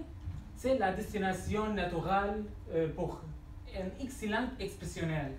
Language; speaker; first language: French; non-native, learner; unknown